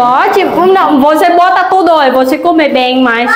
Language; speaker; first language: Portuguese; non-native, learner; Vietnamese